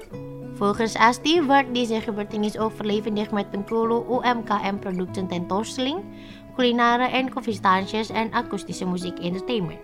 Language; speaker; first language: Dutch; non-native, fluent; Indonesian